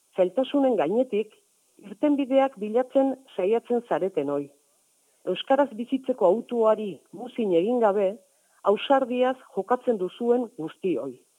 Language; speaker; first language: Basque; native; Basque